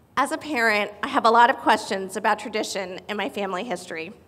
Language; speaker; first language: English; native; English